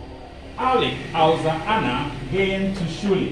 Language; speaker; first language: German; non-native, learner; Akan